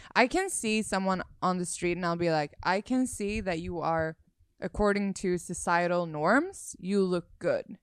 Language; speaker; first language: English; non-native, fluent; Swedish